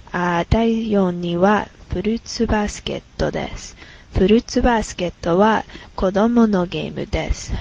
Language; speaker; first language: Japanese; non-native, learner; English